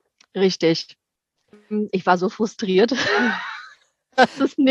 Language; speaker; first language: German; native; German